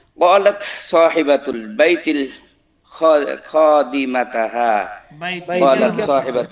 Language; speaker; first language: Arabic; non-native, learner; Bangla